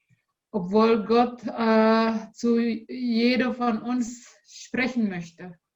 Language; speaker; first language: German; non-native, learner; Indonesian